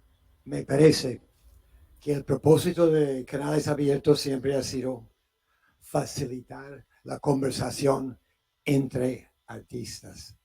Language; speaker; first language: Spanish; non-native, fluent; English